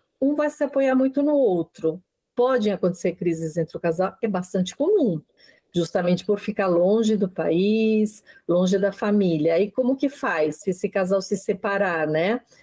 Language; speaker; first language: Portuguese; non-native, fluent; Spanish